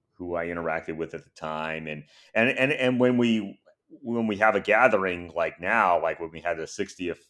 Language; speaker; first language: English; native; English